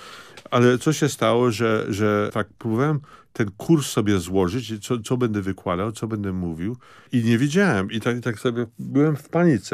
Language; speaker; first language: Polish; early bilingual, heritage; Polish